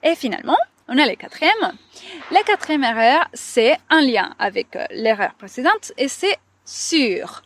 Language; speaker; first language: French; non-native, fluent; Spanish